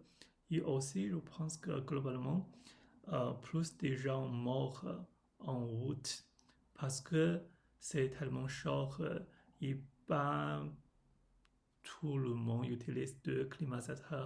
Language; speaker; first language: French; non-native, learner; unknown